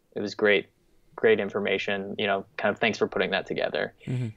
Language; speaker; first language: English; native; English